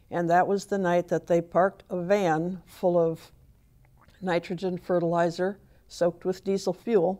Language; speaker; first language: English; native; English